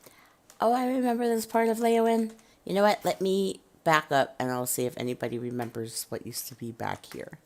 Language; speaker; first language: English; native; English